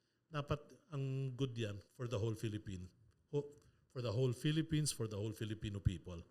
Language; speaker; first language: English; non-native, local second language; Filipino